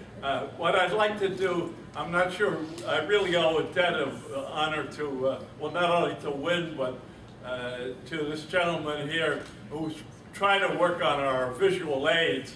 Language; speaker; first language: English; native; English